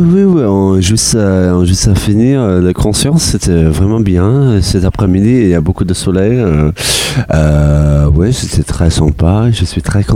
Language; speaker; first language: French; non-native, learner; English